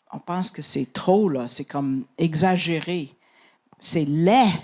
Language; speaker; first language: French; non-native, fluent; English